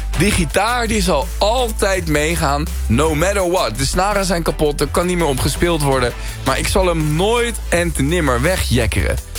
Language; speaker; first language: Dutch; early bilingual, other home language; Spanish